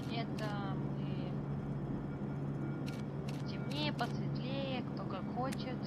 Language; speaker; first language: Russian; native; Russian